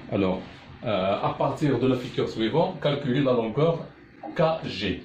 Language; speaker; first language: French; non-native, local second language; Arabic